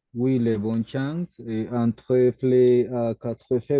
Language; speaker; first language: French; non-native, learner; Spanish